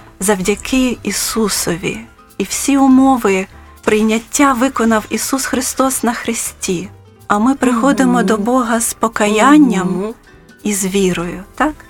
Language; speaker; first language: Ukrainian; native; Ukrainian